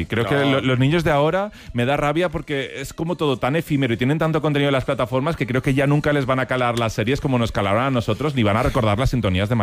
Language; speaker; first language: Spanish; native; Spanish